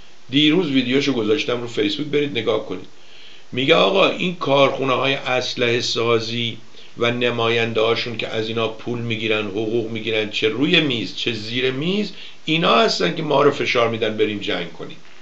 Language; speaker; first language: Persian; native; Persian